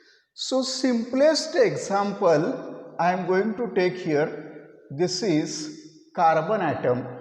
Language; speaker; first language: English; non-native, local second language; Marathi